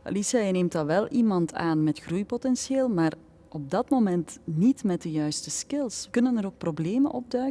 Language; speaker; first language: Dutch; native; Dutch